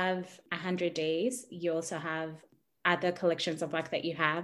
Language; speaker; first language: English; non-native, local second language; Ganda